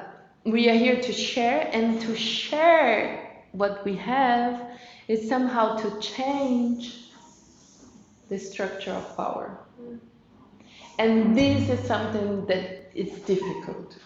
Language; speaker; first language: English; non-native, fluent; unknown